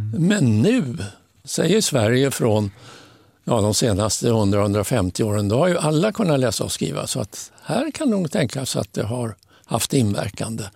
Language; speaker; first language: Swedish; native; Swedish